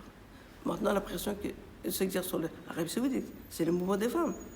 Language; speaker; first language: French; non-native, fluent; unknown